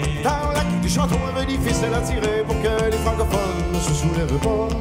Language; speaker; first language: French; native; French